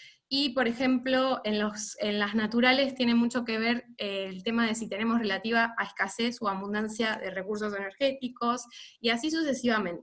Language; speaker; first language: Spanish; native; Spanish